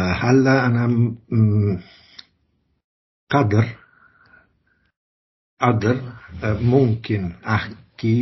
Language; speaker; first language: Arabic; non-native, learner; Italian